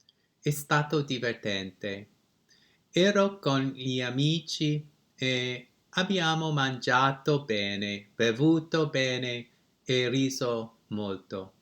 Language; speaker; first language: Italian; non-native, learner; English